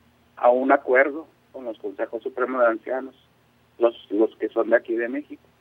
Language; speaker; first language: Spanish; non-native, local second language; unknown